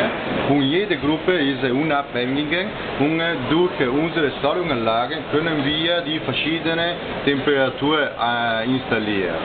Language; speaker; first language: German; non-native, learner; Italian